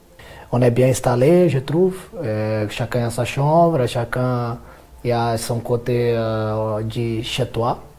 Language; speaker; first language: French; non-native, fluent; Portuguese